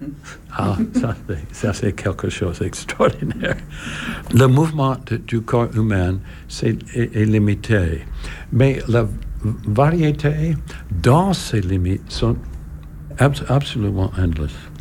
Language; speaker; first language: French; non-native, learner; English